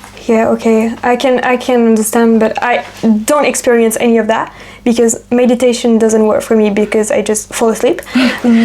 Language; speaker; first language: English; non-native, fluent; French